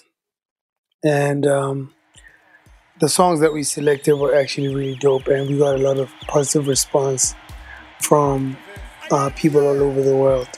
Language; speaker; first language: English; non-native, local second language; Tswana